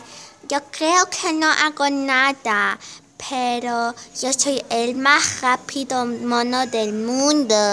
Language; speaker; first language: Spanish; non-native, learner; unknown